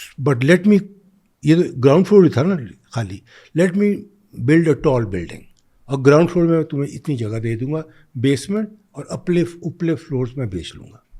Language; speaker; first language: Urdu; non-native, local second language; Punjabi